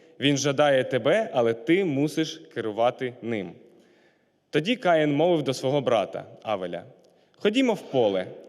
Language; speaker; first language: Ukrainian; non-native, local second language; Russian